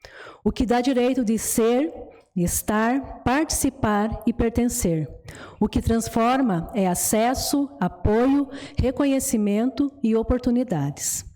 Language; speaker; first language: Portuguese; native; Portuguese